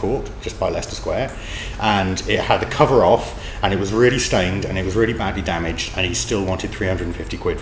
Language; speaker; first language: English; native; English